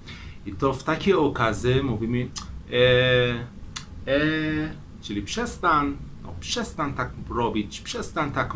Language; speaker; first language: Polish; non-native, fluent; Persian